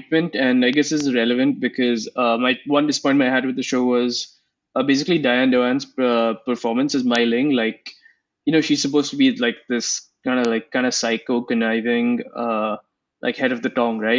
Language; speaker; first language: English; non-native, local second language; Hindi